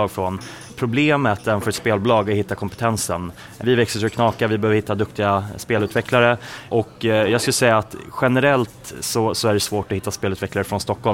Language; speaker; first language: Swedish; native; Swedish